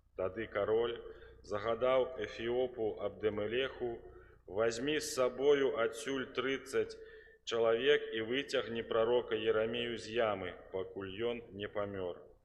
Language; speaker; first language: Belarusian; native; Belarusian